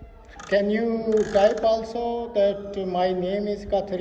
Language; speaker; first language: English; non-native, fluent; Urdu